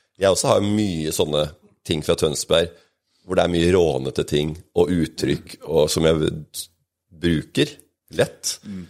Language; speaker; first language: Norwegian; native; Norwegian